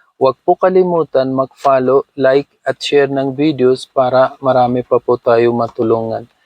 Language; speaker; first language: Filipino; non-native, learner; Urdu